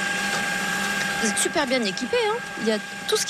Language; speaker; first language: French; native; French